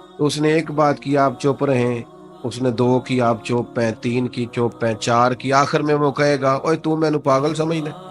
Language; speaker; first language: Urdu; non-native, local second language; Punjabi